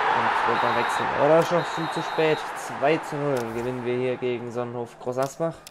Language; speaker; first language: German; native; German